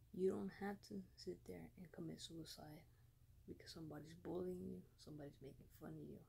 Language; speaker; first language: English; early bilingual, other home language; Spanish